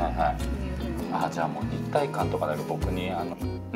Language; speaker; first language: Japanese; native; Japanese